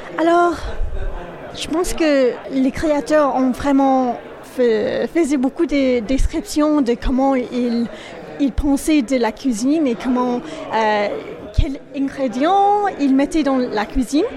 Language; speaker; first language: French; non-native, learner; English